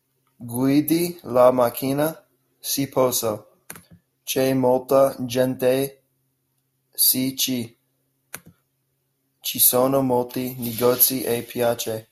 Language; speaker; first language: Italian; non-native, learner; English